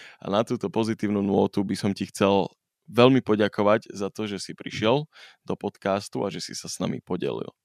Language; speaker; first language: Slovak; native; Slovak